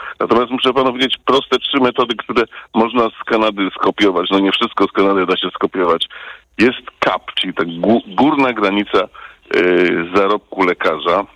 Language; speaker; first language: Polish; early bilingual, heritage; Polish